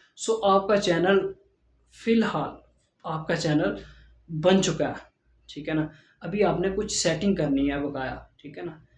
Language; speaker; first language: Urdu; non-native, local second language; Punjabi